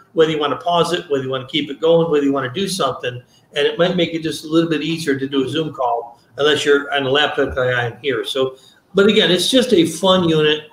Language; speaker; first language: English; native; English